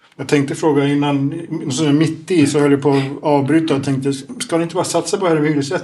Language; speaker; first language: Swedish; native; Swedish